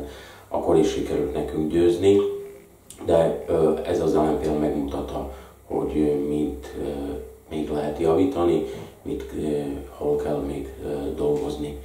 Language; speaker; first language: Hungarian; non-native, fluent; Slovak